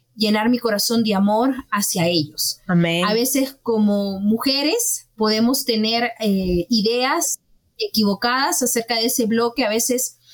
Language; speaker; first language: Spanish; native; Spanish